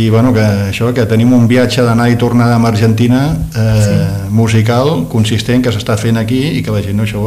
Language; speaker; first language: Catalan; native; Catalan